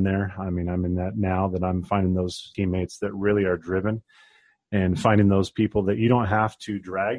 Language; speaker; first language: English; native; English